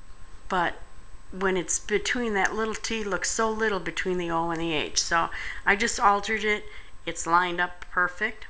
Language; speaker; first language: English; native; English